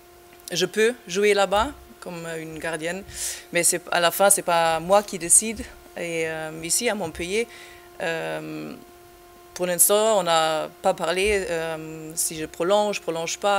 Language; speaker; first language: French; non-native, fluent; German